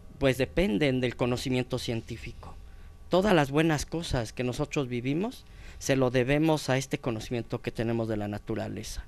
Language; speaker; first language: Spanish; native; Spanish